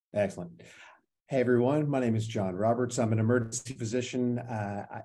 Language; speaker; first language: English; native; English